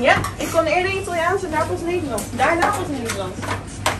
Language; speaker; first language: Dutch; early bilingual, other home language; Italian